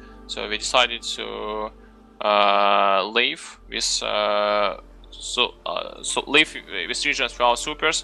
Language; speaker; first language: English; non-native, fluent; Russian